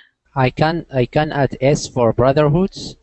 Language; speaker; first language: English; non-native, fluent; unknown